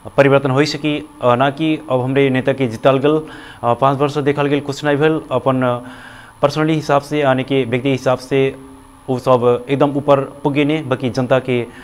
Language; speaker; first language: Bhojpuri; non-native, local second language; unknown